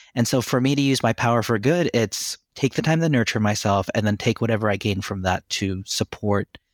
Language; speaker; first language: English; early bilingual, other home language; Filipino